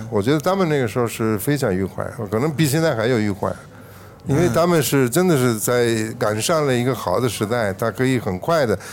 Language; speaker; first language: Chinese; non-native, fluent; Italian